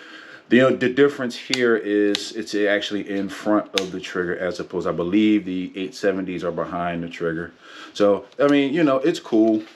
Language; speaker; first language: English; native; English